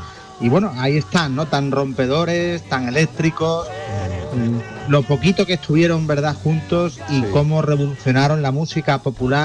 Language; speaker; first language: Spanish; native; Spanish